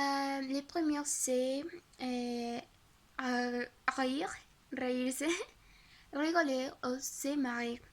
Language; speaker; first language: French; non-native, learner; Spanish